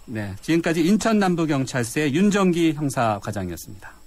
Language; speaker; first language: Korean; native; Korean